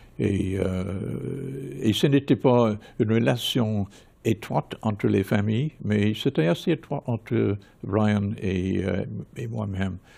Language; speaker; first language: French; non-native, fluent; English